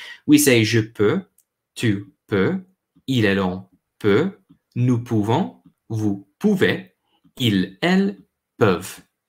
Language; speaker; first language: French; non-native, learner; English